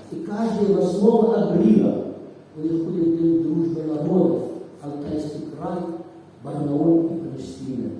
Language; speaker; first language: Russian; non-native, fluent; Arabic